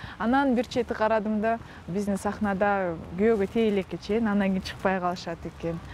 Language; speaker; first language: Kyrgyz; non-native, local second language; Russian